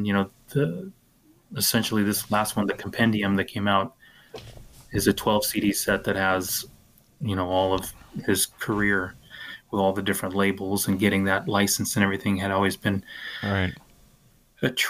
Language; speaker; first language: English; native; English